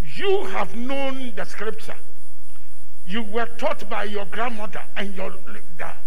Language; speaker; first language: English; non-native, local second language; Akan